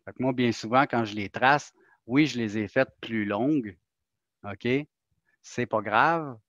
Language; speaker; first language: French; native; French